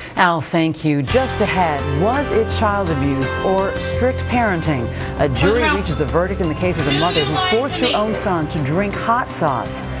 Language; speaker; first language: English; native; English